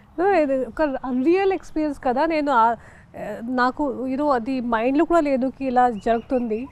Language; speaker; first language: Telugu; non-native, fluent; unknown